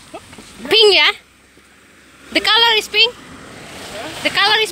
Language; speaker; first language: English; non-native, learner; Indonesian